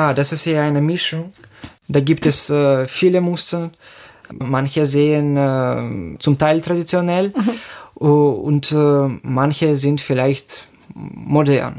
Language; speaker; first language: German; non-native, fluent; Ukrainian